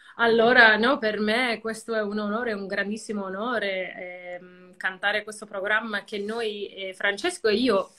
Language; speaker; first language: Italian; non-native, fluent; English